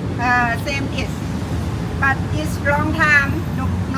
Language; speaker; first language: English; non-native, learner; Thai